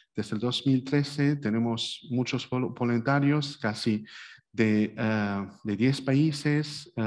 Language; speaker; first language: Spanish; non-native, fluent; Arabic